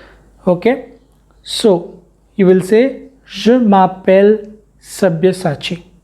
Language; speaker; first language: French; non-native, fluent; Hindi